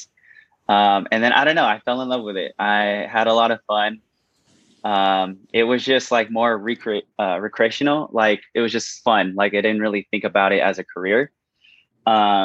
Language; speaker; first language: English; native; English